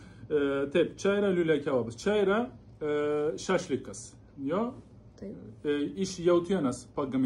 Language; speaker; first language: Lithuanian; non-native, learner; Turkish